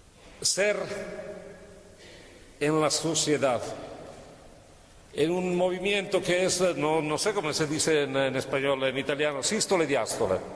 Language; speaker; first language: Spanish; non-native, fluent; Italian